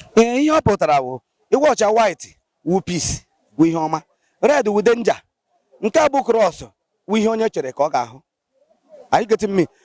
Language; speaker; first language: Igbo; native; Igbo